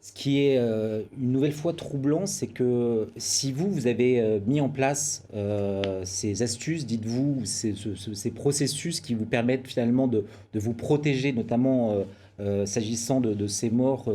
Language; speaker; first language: French; native; French